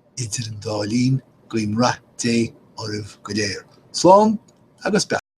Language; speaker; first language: Irish; native; Irish